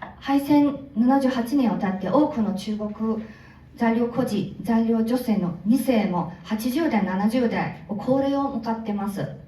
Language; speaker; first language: Japanese; non-native, fluent; Korean